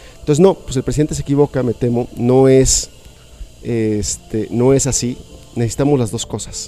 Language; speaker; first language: Spanish; native; Spanish